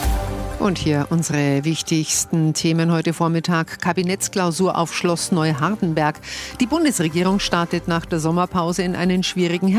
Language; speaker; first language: German; native; German